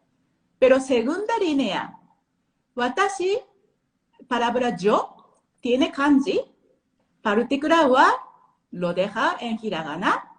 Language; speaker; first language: Spanish; non-native, learner; Japanese